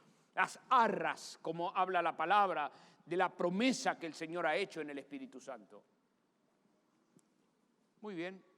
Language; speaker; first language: Spanish; native; Spanish